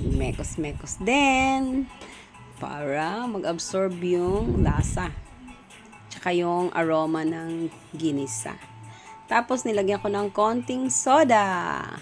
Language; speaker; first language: Filipino; non-native, local second language; Cebuano